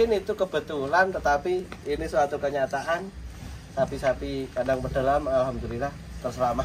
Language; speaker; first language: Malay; non-native, local second language; Javanese